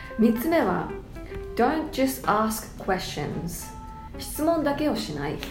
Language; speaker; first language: Japanese; early bilingual, heritage; Japanese